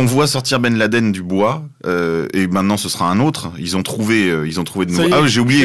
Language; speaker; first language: French; native; French